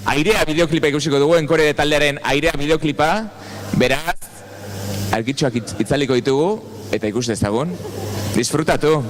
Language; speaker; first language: Basque; native; Basque